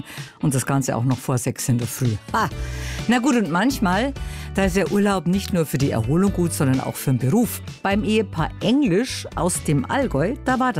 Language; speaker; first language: German; native; German